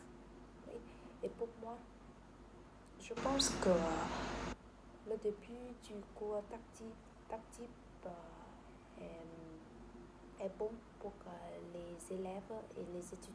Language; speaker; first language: French; non-native, learner; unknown